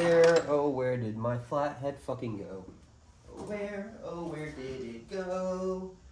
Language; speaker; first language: English; native; English